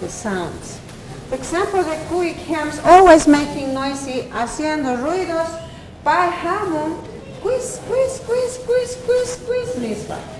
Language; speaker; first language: English; non-native, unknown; Quechua